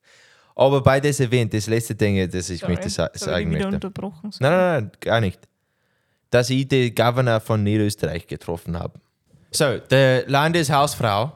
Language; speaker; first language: German; non-native, learner; English